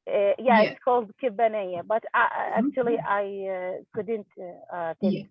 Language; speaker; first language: English; non-native, learner; Arabic